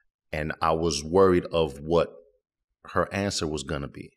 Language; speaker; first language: English; early bilingual, other home language; Spanish